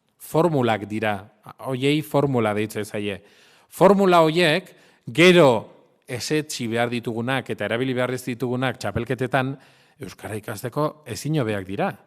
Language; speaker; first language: Basque; non-native, local second language; Spanish